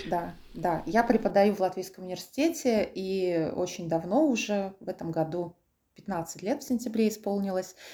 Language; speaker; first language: Russian; native; Russian